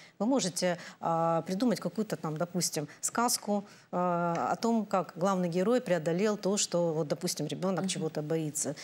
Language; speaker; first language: Russian; native; Russian